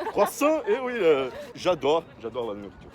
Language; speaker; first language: French; non-native, fluent; Portuguese